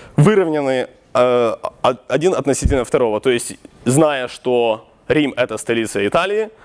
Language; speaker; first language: Russian; non-native, local second language; Ukrainian